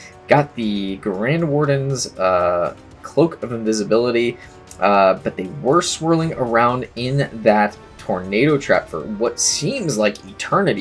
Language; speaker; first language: English; native; English